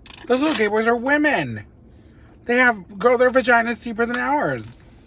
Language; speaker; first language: English; early bilingual, other home language; Spanish